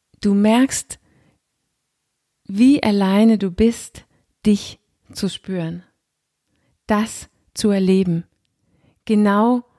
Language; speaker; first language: German; non-native, fluent; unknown